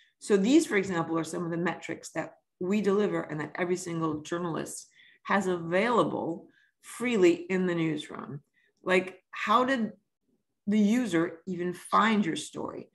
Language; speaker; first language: English; early bilingual, other home language; French